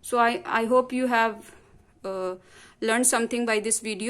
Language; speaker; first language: English; non-native, local second language; Hindi